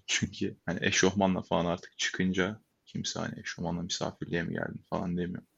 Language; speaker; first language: Turkish; native; Turkish